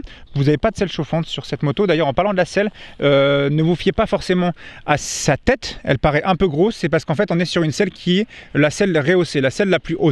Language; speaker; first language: French; native; French